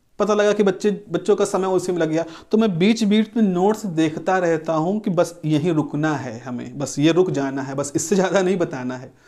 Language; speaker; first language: Hindi; native; Hindi